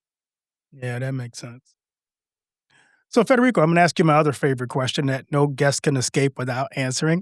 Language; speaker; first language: English; native; English